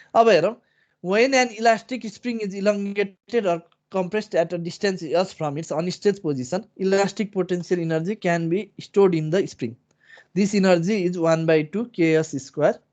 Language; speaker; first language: English; non-native, local second language; Nepali